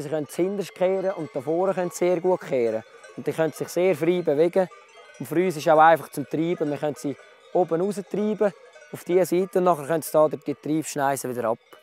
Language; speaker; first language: German; native; German